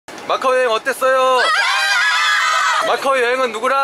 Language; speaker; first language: Korean; native; Korean